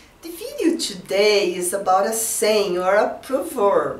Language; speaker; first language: English; non-native, fluent; Portuguese